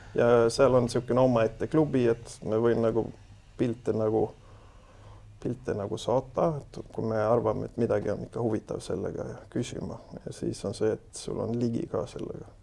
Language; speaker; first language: Estonian; non-native, fluent; Swedish